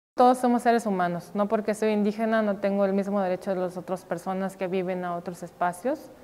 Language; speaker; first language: Spanish; non-native, local second language; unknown